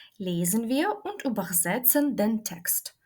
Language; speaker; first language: German; non-native, fluent; Ukrainian